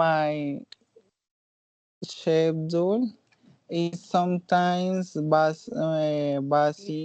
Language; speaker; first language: English; non-native, learner; Spanish